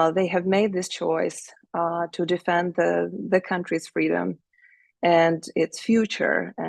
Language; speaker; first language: English; non-native, fluent; Ukrainian